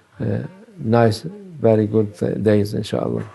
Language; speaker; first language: English; non-native, learner; Turkish